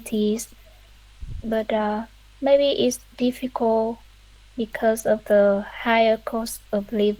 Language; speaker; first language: English; non-native, learner; Vietnamese